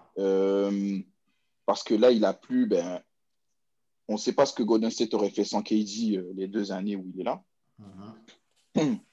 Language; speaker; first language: French; native; French